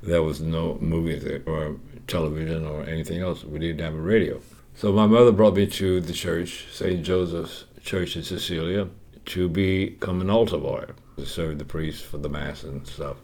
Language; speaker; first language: English; native; English